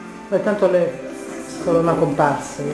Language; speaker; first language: Italian; native; Italian